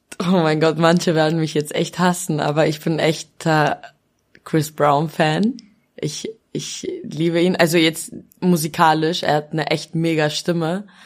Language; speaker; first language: German; early bilingual, other home language; Albanian